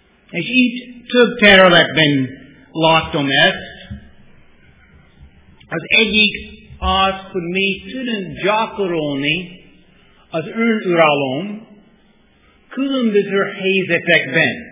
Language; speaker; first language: Hungarian; non-native, fluent; English